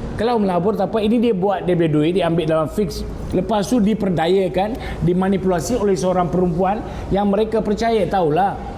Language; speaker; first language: Malay; non-native, local second language; Tamil